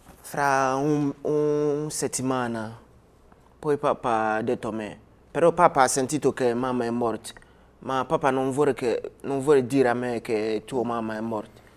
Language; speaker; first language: Italian; non-native, learner; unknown